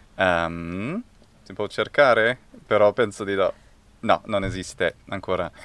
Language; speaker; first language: Italian; non-native, fluent; English